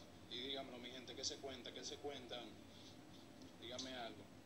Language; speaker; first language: Spanish; early bilingual, heritage; Spanish